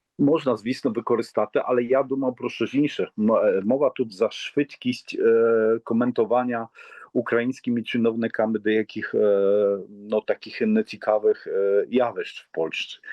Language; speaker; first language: Polish; non-native, learner; Ukrainian